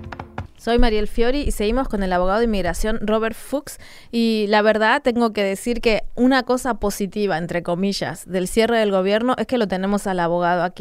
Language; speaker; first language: Spanish; native; Spanish